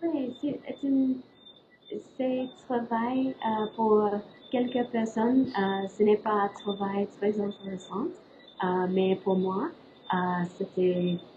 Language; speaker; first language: French; non-native, learner; English